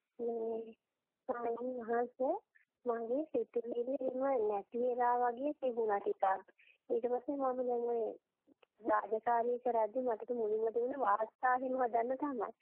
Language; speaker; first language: Sinhala; native; Sinhala